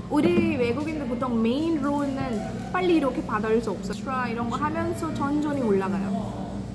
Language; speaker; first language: Korean; non-native, learner; Hindi